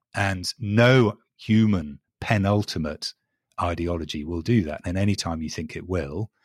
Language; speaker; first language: English; native; English